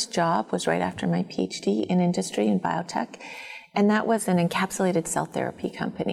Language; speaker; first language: English; native; English